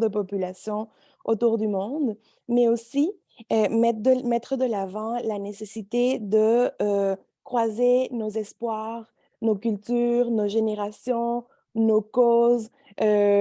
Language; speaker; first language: French; native; French